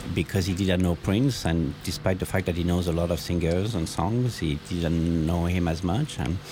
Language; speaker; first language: English; non-native, fluent; French